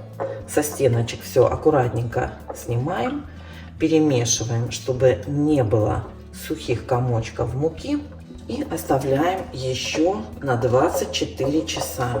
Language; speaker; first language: Russian; native; Russian